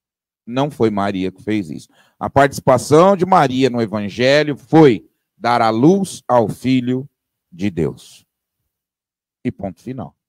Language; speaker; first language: Portuguese; native; Portuguese